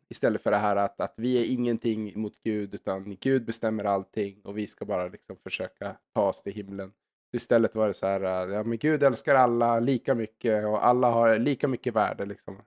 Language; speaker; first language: Swedish; native; Swedish